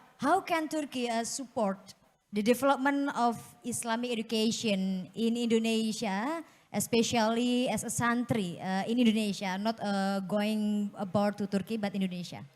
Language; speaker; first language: English; non-native, fluent; Indonesian